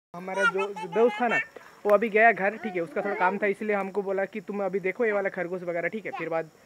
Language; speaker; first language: Hindi; non-native, local second language; Bangla